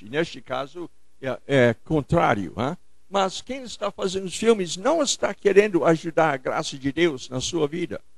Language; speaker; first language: Portuguese; non-native, fluent; English